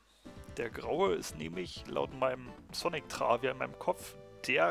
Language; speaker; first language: German; native; German